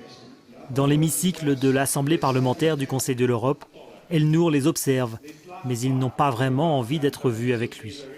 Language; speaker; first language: French; native; French